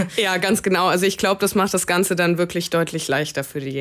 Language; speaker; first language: German; native; German